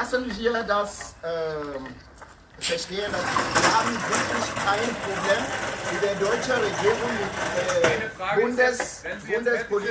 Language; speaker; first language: German; non-native, learner; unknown